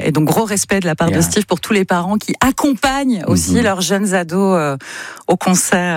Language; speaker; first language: French; native; French